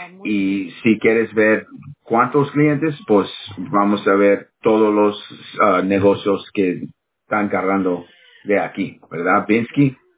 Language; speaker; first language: Spanish; non-native, learner; English